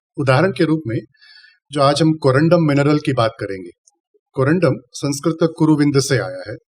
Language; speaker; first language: Hindi; non-native, local second language; Tamil